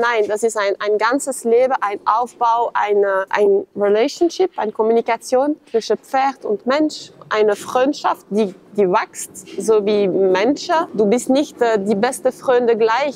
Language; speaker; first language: German; non-native, fluent; French